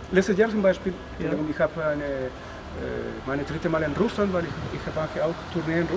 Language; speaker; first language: German; non-native, learner; Spanish